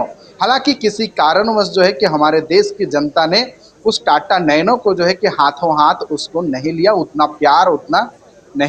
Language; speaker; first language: Hindi; native; Hindi